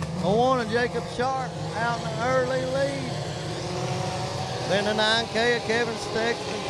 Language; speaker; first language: English; native; English